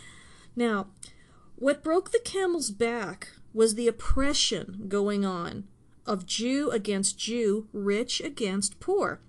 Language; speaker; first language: English; native; English